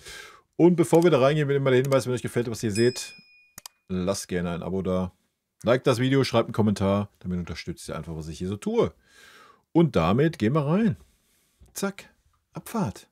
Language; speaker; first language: German; native; German